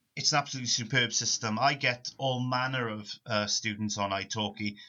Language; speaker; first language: English; native; English